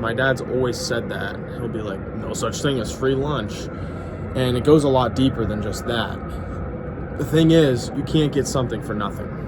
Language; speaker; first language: English; native; English